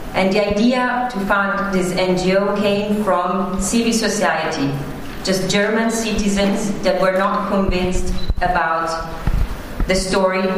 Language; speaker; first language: English; non-native, fluent; Italian